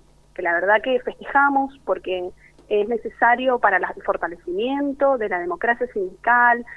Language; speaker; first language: Spanish; native; Spanish